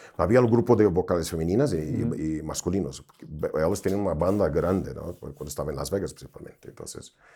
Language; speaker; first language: Spanish; non-native, fluent; Portuguese